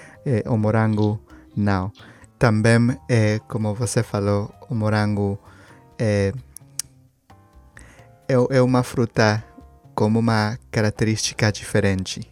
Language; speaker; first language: Portuguese; non-native, learner; Spanish